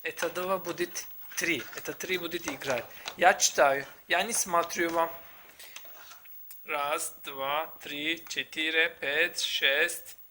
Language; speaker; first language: Russian; non-native, learner; Turkish